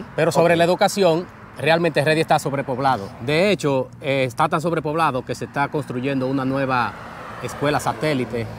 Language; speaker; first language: Spanish; native; Spanish